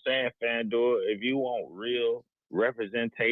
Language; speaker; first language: English; native; English